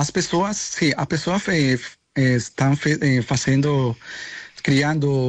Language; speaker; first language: Portuguese; non-native, learner; Spanish